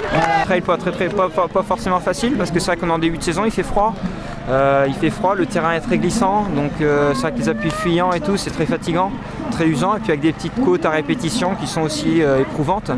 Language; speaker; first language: French; native; French